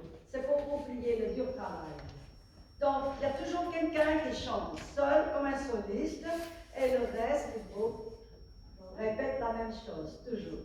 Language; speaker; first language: French; non-native, fluent; Vietnamese